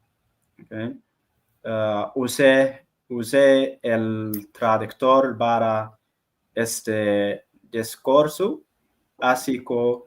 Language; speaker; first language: Spanish; non-native, learner; Arabic